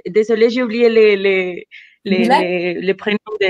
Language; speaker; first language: French; non-native, fluent; Spanish